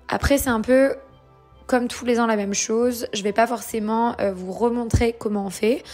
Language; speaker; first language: French; native; French